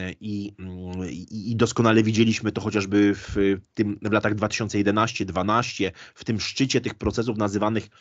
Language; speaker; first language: Polish; native; Polish